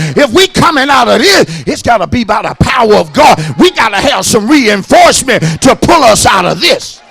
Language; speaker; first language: English; native; English